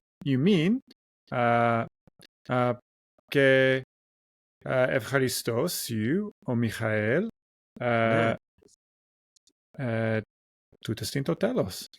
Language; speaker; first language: Greek; non-native, learner; English